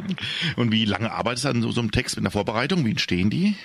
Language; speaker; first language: German; native; German